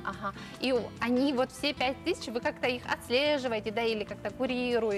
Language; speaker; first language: Russian; native; Russian